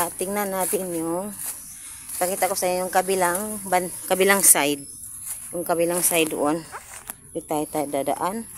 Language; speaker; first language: Filipino; non-native, local second language; Cebuano